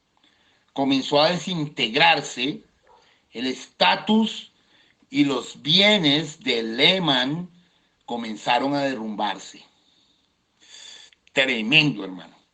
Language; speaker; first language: Spanish; native; Spanish